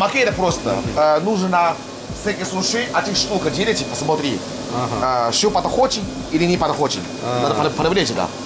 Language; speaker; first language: Russian; non-native, learner; Chinese